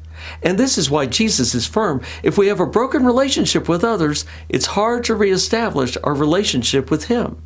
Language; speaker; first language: English; native; English